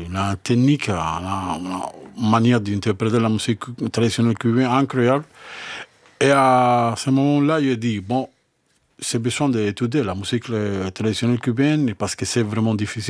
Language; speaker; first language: French; non-native, fluent; Spanish